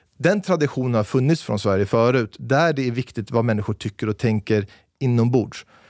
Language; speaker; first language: Swedish; native; Swedish